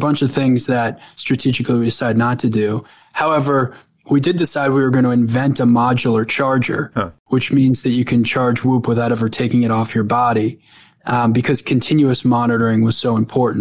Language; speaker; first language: English; native; English